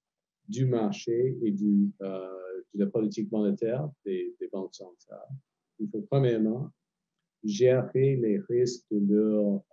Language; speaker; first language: French; non-native, fluent; English